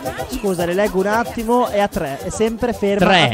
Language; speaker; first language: Italian; native; Italian